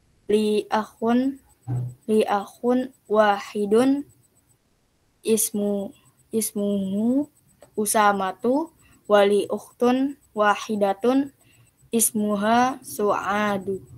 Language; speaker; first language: Arabic; non-native, learner; Indonesian